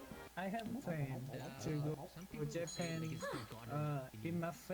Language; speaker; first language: English; non-native, learner; Korean